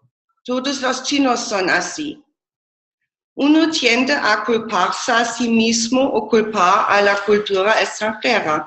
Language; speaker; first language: Spanish; non-native, fluent; German